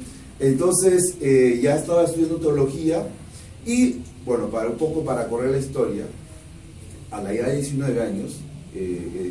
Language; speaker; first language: Spanish; non-native, local second language; Shipibo-Conibo